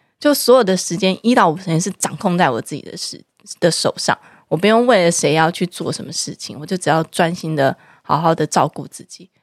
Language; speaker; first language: Chinese; native; Chinese